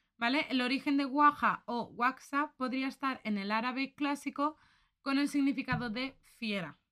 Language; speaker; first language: Spanish; native; Spanish